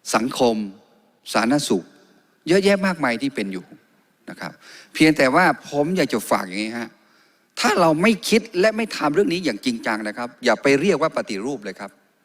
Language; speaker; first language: Thai; non-native, local second language; Karen languages